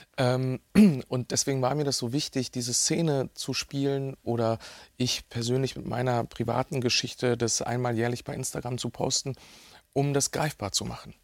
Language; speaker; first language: German; early bilingual, other home language; Bosnian